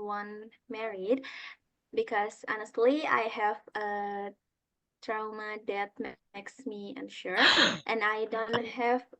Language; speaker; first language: English; non-native, learner; Indonesian